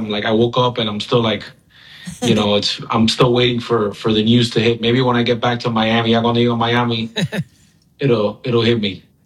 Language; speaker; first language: English; early bilingual, other home language; Spanish